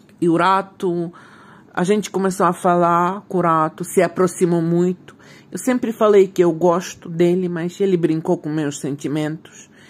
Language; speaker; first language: Portuguese; non-native, fluent; Ukrainian